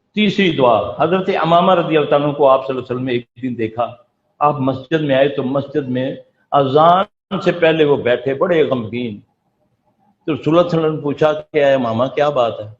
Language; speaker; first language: Urdu; non-native, local second language; Punjabi